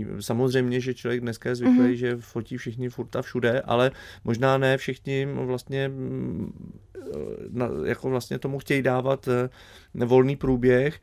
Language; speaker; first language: Czech; native; Czech